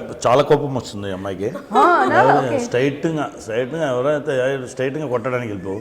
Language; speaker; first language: Telugu; non-native, local second language; Tamil